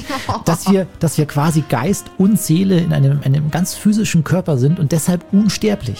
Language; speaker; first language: German; native; German